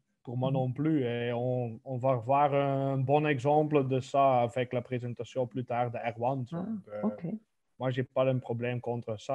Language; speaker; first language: French; non-native, local second language; Dutch